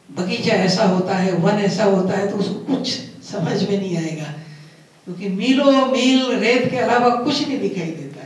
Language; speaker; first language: Hindi; non-native, local second language; Gujarati